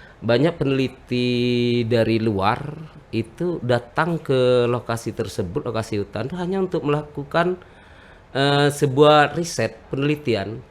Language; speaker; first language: Indonesian; native; Indonesian